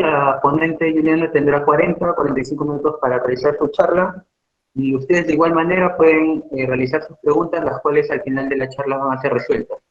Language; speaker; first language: Spanish; native; Spanish